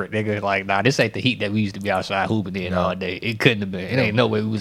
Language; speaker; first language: English; native; English